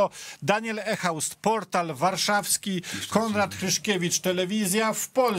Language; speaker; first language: Polish; native; Polish